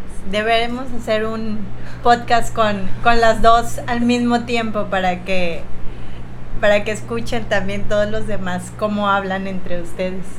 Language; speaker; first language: Spanish; native; Spanish